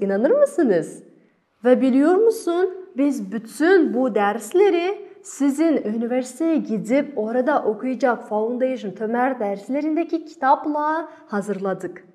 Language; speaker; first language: Turkish; non-native, fluent; Kazakh